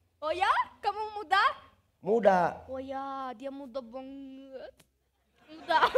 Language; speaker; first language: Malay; non-native, learner; German